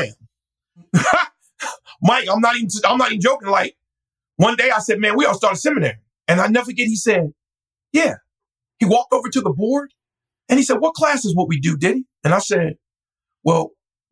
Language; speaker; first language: English; native; English